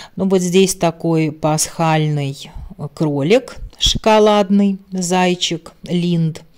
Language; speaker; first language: Russian; non-native, local second language; Latvian